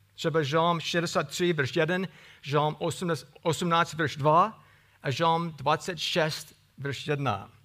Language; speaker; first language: Czech; non-native, fluent; English